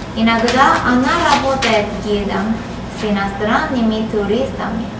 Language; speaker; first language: Russian; non-native, learner; Japanese